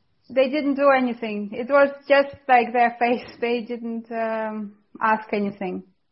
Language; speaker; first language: English; non-native, fluent; Russian